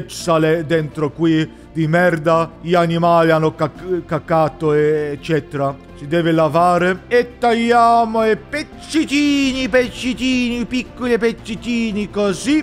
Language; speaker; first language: Italian; non-native, learner; English